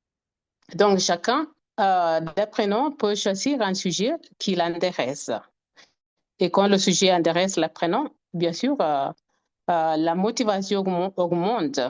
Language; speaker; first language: French; non-native, fluent; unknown